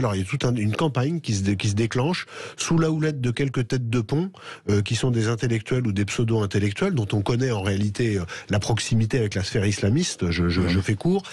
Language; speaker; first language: French; native; French